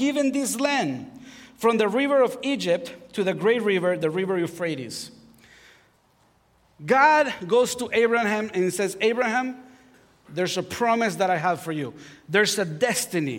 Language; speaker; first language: English; non-native, fluent; Spanish